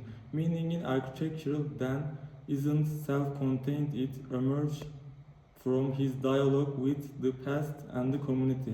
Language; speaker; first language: English; non-native, learner; Turkish